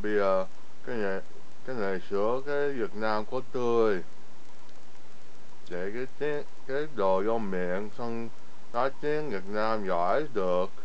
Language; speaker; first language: Vietnamese; early bilingual, heritage; Vietnamese